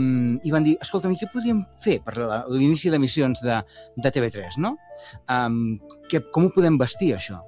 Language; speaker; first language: Catalan; native; Catalan